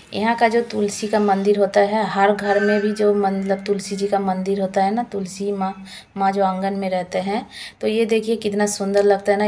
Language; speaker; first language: Hindi; non-native, local second language; Odia